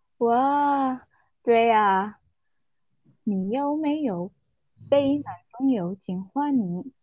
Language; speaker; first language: Chinese; non-native, learner; Indonesian